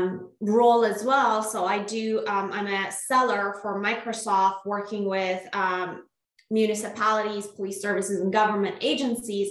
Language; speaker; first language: English; non-native, fluent; Persian